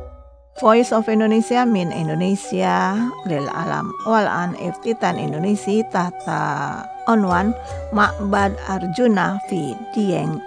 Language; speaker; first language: Arabic; non-native, fluent; Indonesian